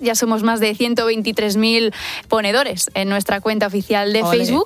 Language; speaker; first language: Spanish; native; Spanish